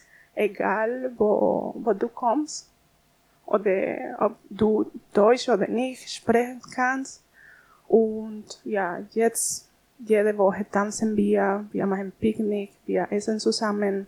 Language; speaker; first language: German; non-native, learner; Spanish